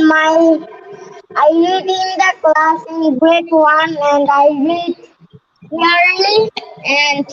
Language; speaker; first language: English; non-native, learner; Bangla